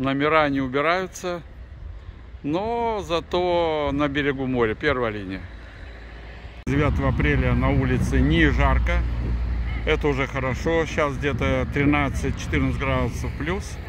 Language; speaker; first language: Russian; native; Russian